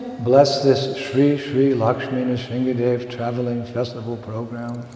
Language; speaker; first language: English; native; English